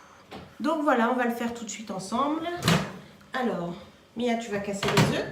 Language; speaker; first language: French; native; French